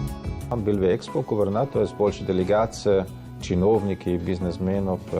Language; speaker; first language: Russian; non-native, fluent; German